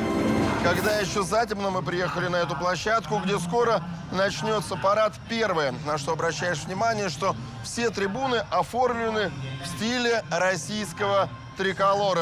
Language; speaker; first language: Russian; native; Russian